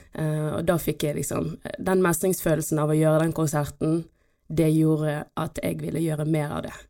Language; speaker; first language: Norwegian; early bilingual, other home language; Portuguese